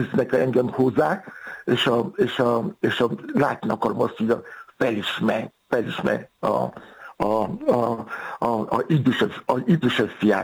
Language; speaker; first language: Hungarian; non-native, fluent; Yoruba